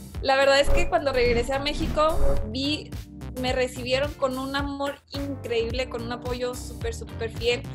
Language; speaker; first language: Spanish; native; Spanish